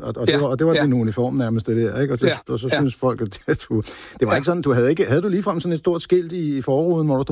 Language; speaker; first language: Danish; native; Danish